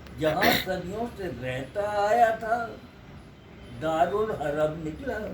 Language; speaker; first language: Urdu; native; Urdu